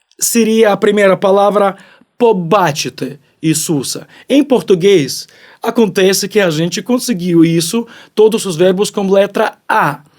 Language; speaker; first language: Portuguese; non-native, fluent; Ukrainian